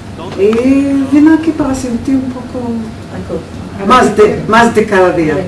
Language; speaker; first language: Spanish; non-native, learner; Hebrew